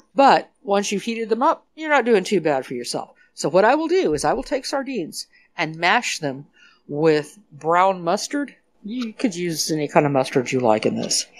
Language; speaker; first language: English; native; English